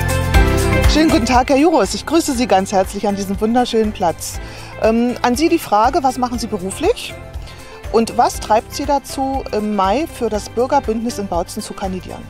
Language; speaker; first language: German; native; German